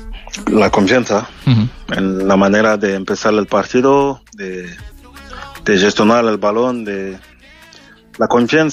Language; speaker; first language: Spanish; non-native, fluent; French